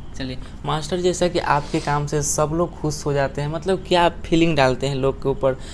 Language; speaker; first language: Hindi; native; Hindi